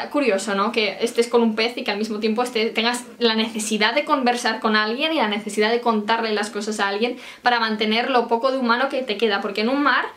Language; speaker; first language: Spanish; native; Spanish